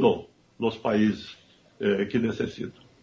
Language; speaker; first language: Spanish; non-native, learner; Portuguese